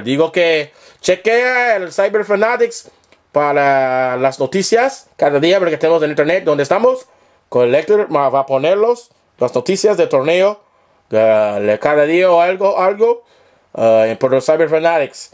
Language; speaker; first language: Spanish; non-native, learner; English